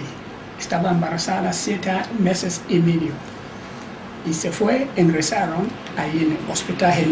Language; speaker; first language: Spanish; non-native, learner; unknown